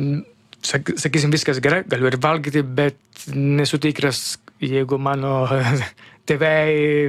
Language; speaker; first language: Lithuanian; non-native, learner; Italian